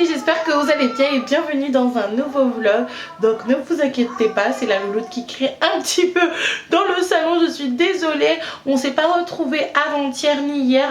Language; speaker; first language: French; native; French